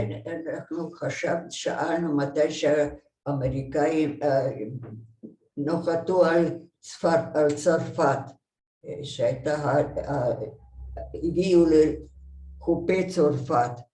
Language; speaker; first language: Hebrew; non-native, fluent; Hungarian